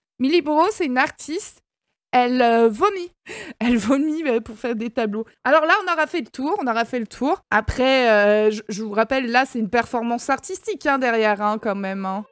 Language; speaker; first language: French; native; French